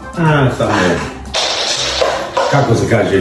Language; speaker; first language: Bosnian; non-native, learner; Spanish